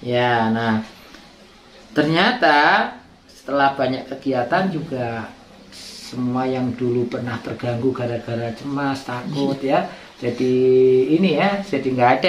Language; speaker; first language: Indonesian; native; Indonesian